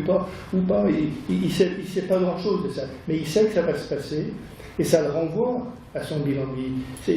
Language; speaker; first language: French; native; French